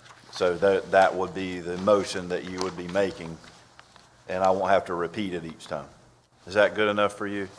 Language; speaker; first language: English; native; English